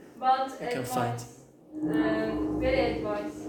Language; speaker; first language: English; non-native, learner; Turkish